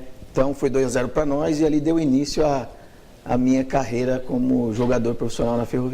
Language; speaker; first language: Portuguese; native; Portuguese